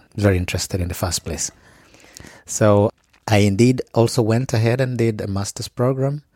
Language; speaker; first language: English; non-native, local second language; Acoli